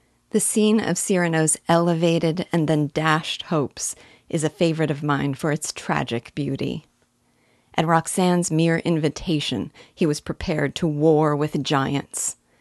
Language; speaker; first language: English; native; English